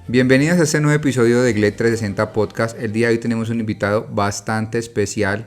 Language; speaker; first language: Spanish; native; Spanish